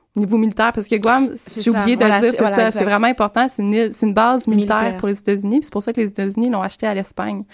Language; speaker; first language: French; native; French